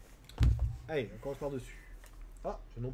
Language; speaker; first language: French; native; French